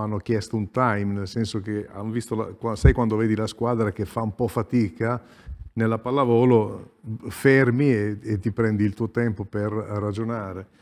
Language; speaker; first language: Italian; native; Italian